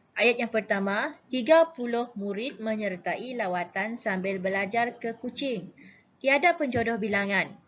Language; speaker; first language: Malay; native; Malay